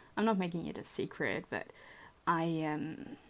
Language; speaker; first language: English; early bilingual, other home language; German